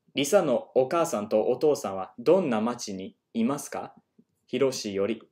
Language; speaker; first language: Japanese; non-native, learner; English